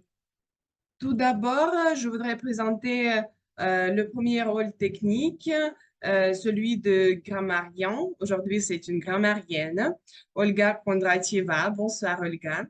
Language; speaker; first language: French; non-native, fluent; Russian